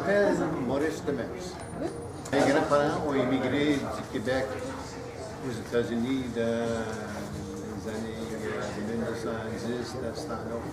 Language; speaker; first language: French; early bilingual, heritage; French